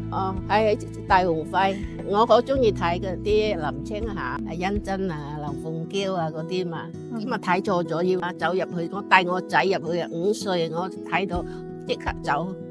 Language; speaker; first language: Cantonese; non-native, fluent; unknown